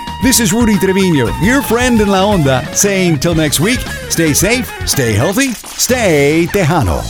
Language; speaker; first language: English; early bilingual, other home language; Spanish